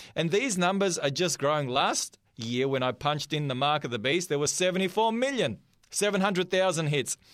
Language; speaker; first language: English; non-native, fluent; Macedonian